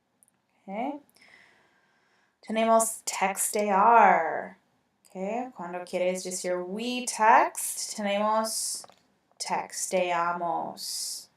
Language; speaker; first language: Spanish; non-native, fluent; English